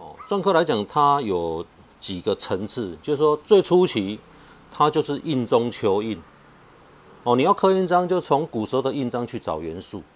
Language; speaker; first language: Chinese; non-native, local second language; Min Nan Chinese